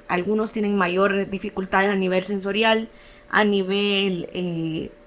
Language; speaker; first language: Spanish; native; Spanish